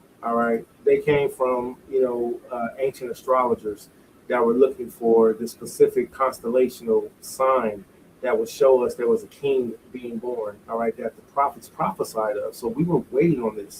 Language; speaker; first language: English; native; English